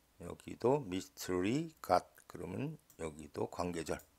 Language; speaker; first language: Korean; native; Korean